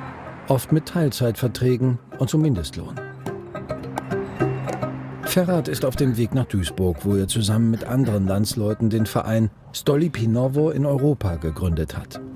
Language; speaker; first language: German; native; German